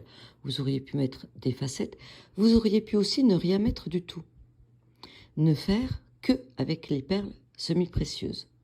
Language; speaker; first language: French; native; French